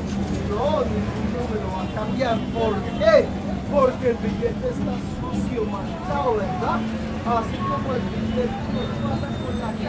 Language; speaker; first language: Spanish; native; Spanish